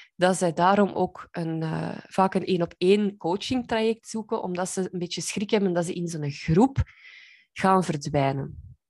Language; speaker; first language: Dutch; native; Dutch